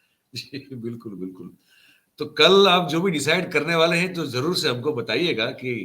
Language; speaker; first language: Hindi; non-native, local second language; Gujarati